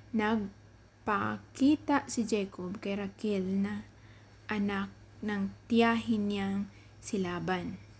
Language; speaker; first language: Filipino; native; Filipino